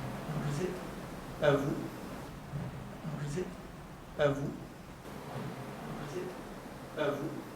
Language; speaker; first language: French; native; French